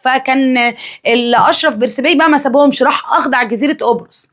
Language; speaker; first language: Arabic; native; Arabic